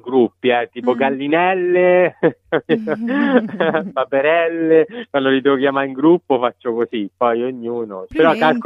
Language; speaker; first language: Italian; native; Italian